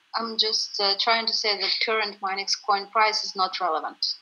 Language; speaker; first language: English; non-native, fluent; Russian